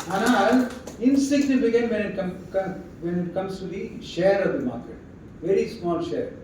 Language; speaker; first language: English; non-native, local second language; Tamil